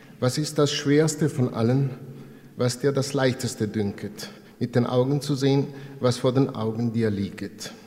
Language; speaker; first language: German; non-native, fluent; Italian